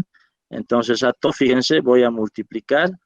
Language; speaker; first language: Spanish; native; Spanish